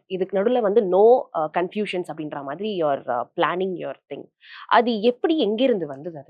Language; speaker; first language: Tamil; native; Tamil